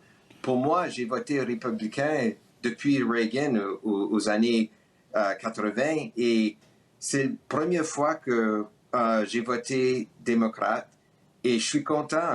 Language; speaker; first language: French; early bilingual, heritage; French